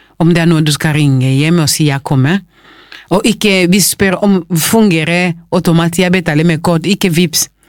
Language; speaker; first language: Norwegian; non-native, fluent; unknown